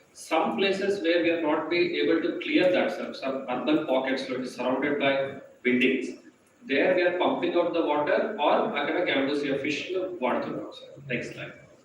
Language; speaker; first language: English; non-native, local second language; Telugu